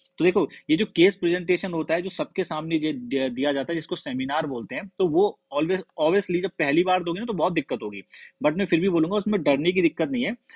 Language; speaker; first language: Hindi; native; Hindi